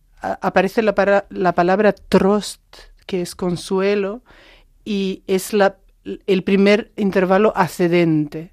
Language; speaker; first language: Spanish; non-native, fluent; Macedonian